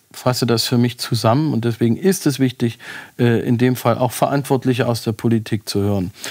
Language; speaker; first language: German; native; German